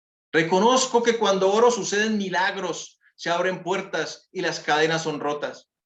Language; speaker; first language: Spanish; native; Spanish